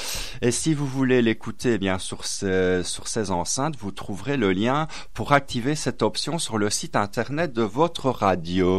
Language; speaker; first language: French; native; French